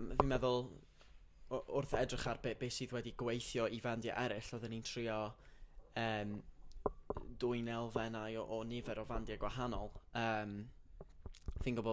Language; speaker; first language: Welsh; native; Welsh